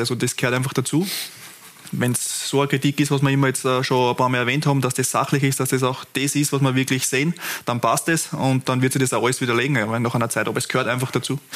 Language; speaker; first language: German; native; German